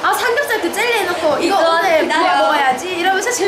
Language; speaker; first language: Korean; native; Korean